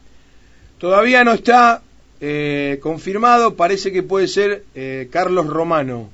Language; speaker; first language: Spanish; native; Spanish